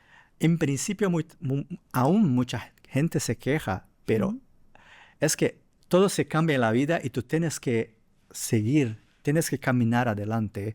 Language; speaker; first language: Spanish; non-native, fluent; Portuguese